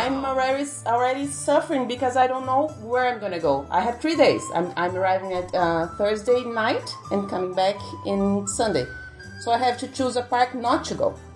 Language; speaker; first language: English; non-native, fluent; Portuguese